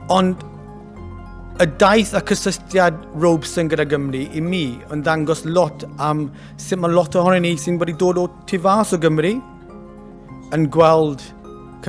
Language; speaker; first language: Welsh; non-native, local second language; English